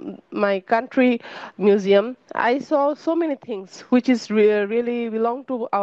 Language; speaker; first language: English; non-native, learner; Bangla